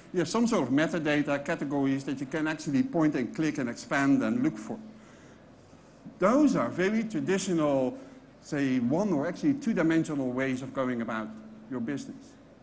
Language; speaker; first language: English; non-native, fluent; Dutch